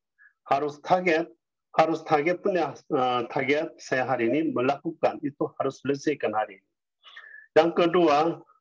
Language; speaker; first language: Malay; non-native, learner; Korean